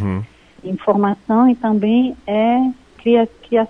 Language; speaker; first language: Portuguese; non-native, fluent; French